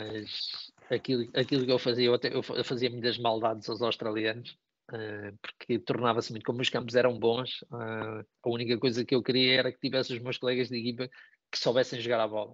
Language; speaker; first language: Portuguese; native; Portuguese